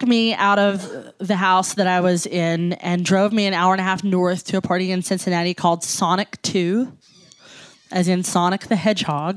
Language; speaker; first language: English; native; English